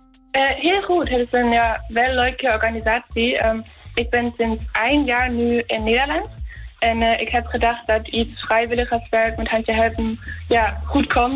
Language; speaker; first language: Dutch; non-native, learner; German